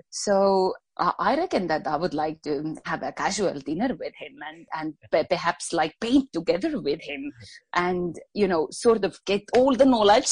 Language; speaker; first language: English; non-native, fluent; Estonian